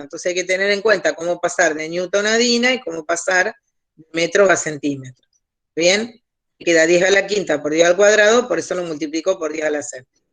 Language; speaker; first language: Spanish; native; Spanish